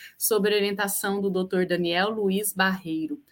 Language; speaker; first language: Portuguese; native; Portuguese